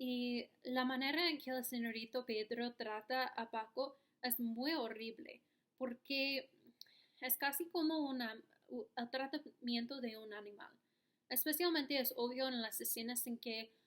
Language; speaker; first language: Spanish; non-native, learner; English